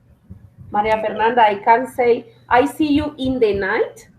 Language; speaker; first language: English; non-native, fluent; Spanish